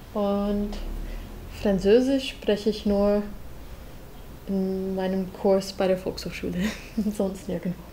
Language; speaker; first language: German; non-native, fluent; English